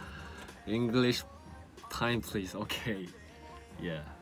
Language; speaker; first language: English; non-native, learner; Korean